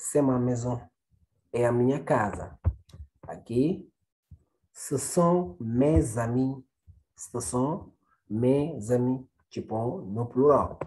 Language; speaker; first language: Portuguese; non-native, fluent; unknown